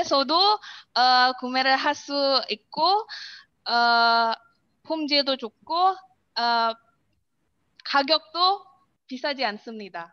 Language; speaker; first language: Korean; non-native, learner; Indonesian